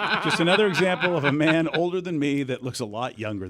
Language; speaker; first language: English; native; English